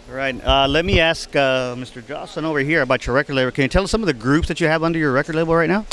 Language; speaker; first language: English; early bilingual, other home language; Spanish